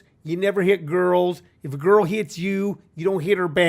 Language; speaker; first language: English; native; English